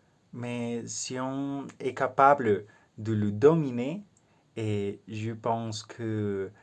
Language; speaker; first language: French; non-native, learner; Spanish